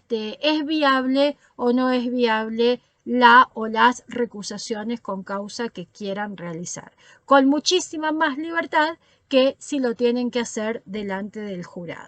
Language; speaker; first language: Spanish; native; Spanish